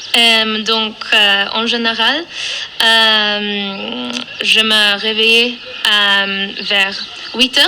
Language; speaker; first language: French; non-native, fluent; Dutch